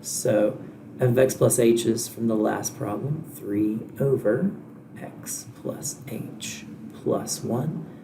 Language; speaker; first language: English; native; English